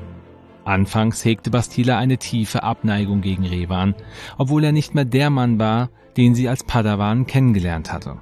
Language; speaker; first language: German; native; German